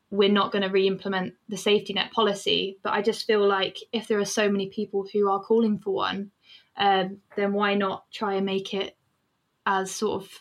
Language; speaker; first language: English; native; English